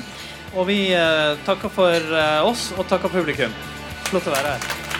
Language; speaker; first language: Norwegian; native; Norwegian